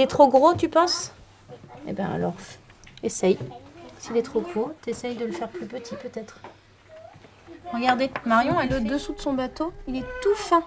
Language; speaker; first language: French; native; French